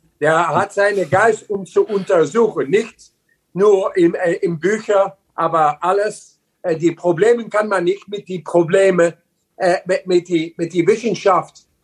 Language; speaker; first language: German; non-native, learner; Dutch